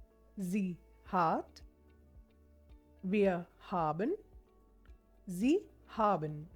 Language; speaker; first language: German; non-native, fluent; Hindi